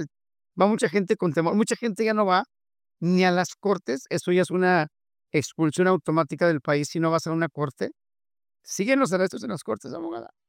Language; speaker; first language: Spanish; native; Spanish